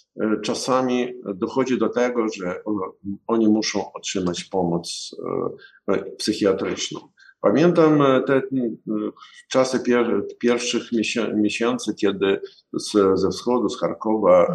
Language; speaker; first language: Polish; non-native, learner; Ukrainian